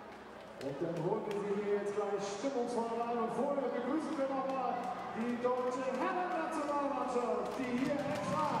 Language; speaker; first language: German; native; German